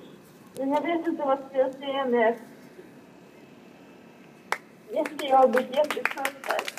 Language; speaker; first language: Swedish; non-native, learner; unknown